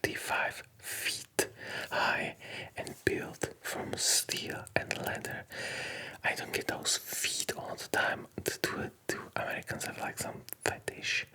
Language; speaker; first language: English; non-native, fluent; Polish